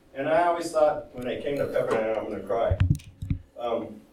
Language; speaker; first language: English; native; English